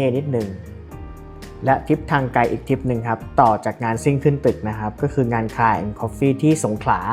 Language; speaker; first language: Thai; native; Thai